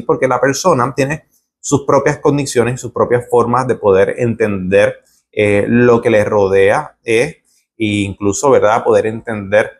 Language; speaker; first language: Spanish; native; Spanish